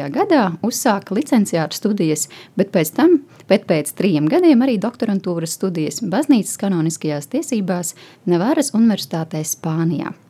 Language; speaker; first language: Latvian; native; Latvian